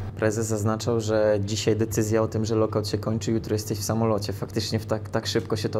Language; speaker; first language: Polish; native; Polish